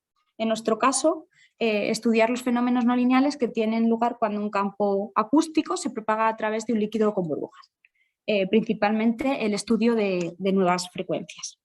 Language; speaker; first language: Spanish; native; Spanish